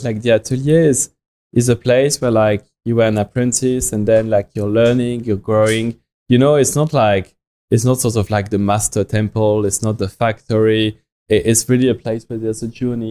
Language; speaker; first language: English; non-native, fluent; French